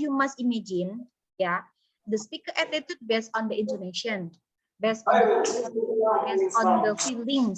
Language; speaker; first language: English; non-native, learner; Indonesian